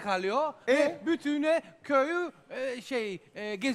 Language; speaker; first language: Turkish; non-native, fluent; Italian